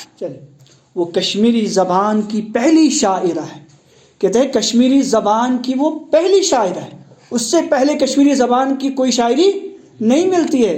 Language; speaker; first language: Urdu; non-native, local second language; Kashmiri